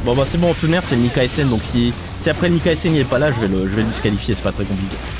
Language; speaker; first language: French; native; French